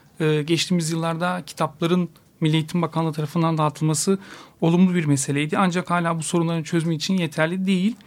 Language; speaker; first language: Turkish; native; Turkish